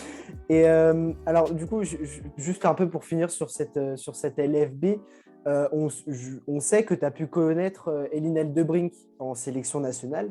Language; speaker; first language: French; native; French